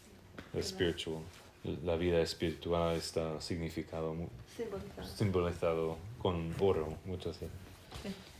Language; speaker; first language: Spanish; non-native, fluent; English